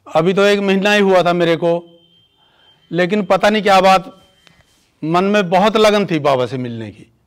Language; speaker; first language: Hindi; native; Hindi